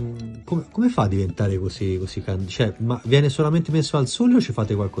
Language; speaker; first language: Italian; native; Italian